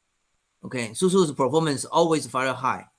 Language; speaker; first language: English; non-native, fluent; Chinese